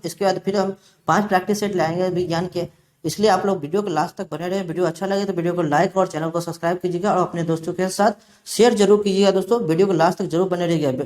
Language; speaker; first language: Hindi; native; Hindi